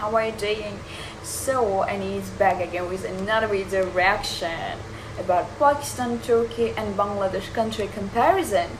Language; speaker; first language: English; non-native, fluent; Urdu